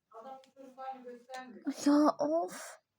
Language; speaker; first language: Turkish; native; Turkish